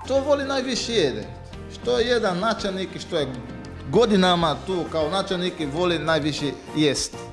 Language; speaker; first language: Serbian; non-native, learner; Portuguese